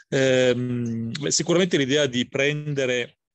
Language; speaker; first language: Italian; native; Italian